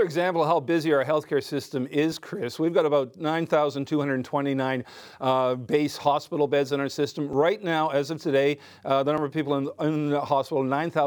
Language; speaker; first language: English; non-native, fluent; French